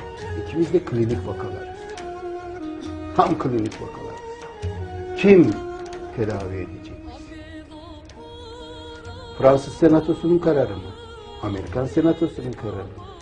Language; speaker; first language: Turkish; native; Turkish